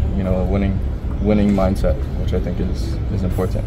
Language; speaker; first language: English; early bilingual, other home language; Spanish